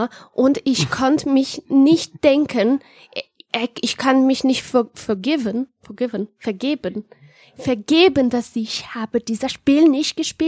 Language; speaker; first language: German; non-native, fluent; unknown